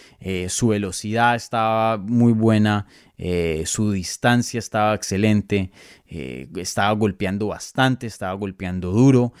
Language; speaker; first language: Spanish; native; Spanish